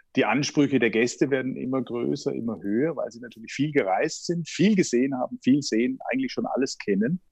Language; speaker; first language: German; native; German